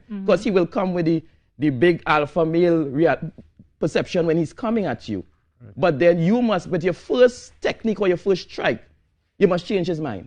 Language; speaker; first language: English; native; English